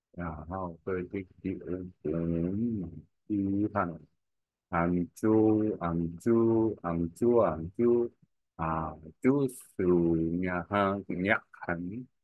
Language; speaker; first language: Vietnamese; non-native, learner; Korean